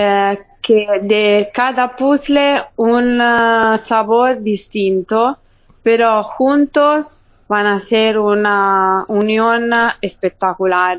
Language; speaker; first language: Spanish; non-native, fluent; Italian